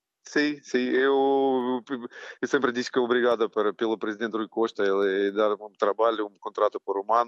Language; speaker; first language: Portuguese; non-native, learner; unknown